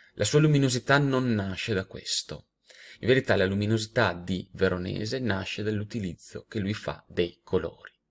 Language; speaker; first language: Italian; native; Italian